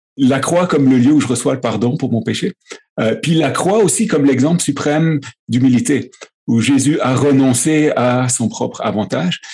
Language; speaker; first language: French; native; French